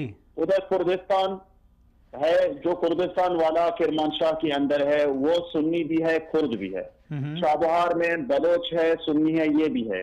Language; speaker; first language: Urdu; non-native, learner; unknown